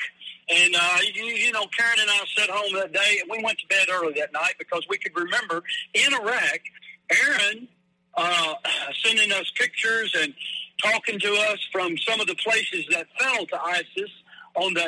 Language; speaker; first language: English; native; English